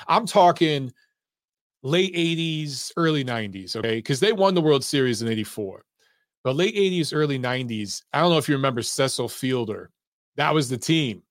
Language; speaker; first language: English; early bilingual, other home language; Italian